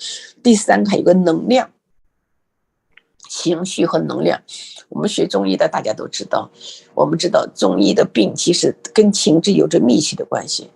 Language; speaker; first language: Chinese; native; Chinese